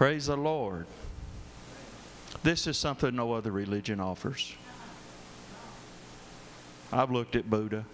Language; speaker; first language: English; native; English